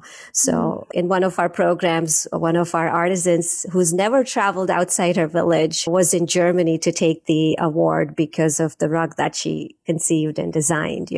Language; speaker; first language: English; non-native, local second language; Hindi